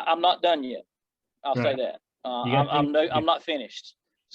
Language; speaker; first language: English; native; English